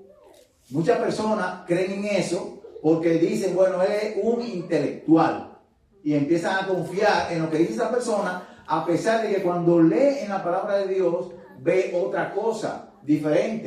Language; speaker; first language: Spanish; native; Spanish